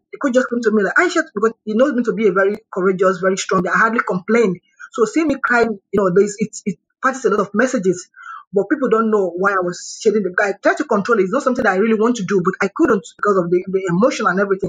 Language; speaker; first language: English; non-native, local second language; Yoruba